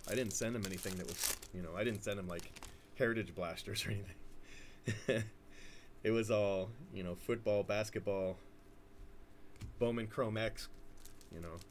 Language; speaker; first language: English; native; English